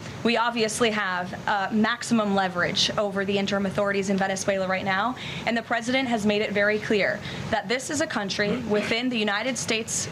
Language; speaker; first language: English; native; English